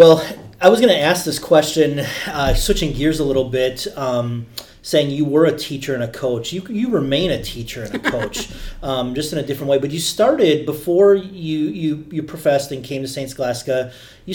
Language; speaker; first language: English; native; English